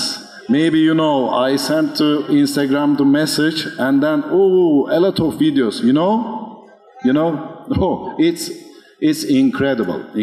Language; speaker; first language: English; non-native, learner; Turkish